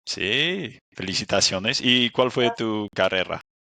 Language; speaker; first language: Spanish; non-native, fluent; English